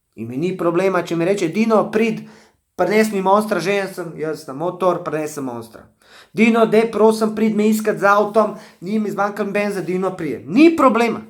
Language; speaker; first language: Slovenian; early bilingual, other home language; Bosnian